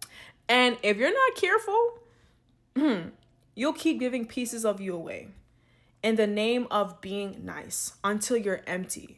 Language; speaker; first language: English; native; English